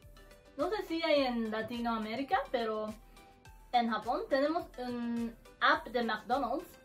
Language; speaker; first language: Spanish; non-native, learner; Japanese